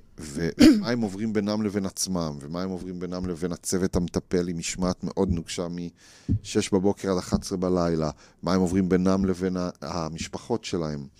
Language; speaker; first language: Hebrew; native; Hebrew